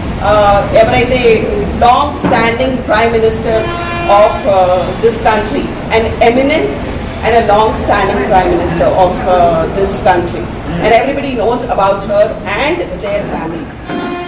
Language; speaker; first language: English; non-native, local second language; Telugu